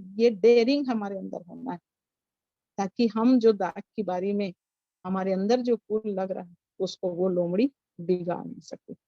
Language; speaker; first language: Hindi; native; Hindi